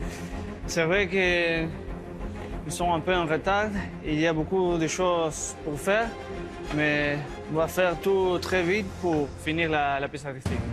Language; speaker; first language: French; non-native, learner; Spanish